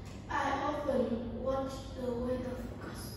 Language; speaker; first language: English; non-native, learner; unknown